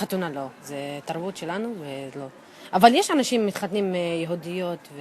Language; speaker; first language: Hebrew; non-native, local second language; Arabic